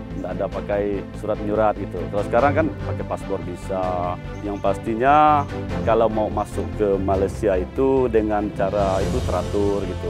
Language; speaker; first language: Indonesian; native; Indonesian